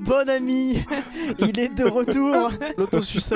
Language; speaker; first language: French; native; French